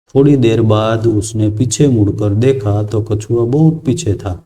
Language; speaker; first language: Hindi; non-native, local second language; Gujarati